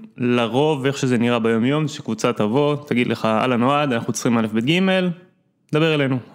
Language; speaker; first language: Hebrew; native; Hebrew